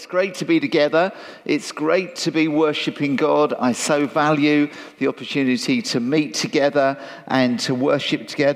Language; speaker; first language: English; native; English